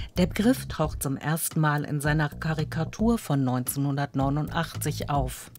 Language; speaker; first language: German; native; German